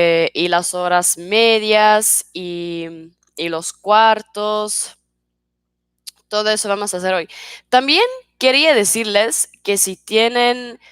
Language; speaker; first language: Spanish; non-native, fluent; Swedish